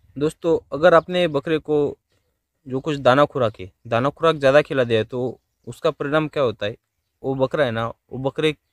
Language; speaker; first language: Hindi; non-native, local second language; Marathi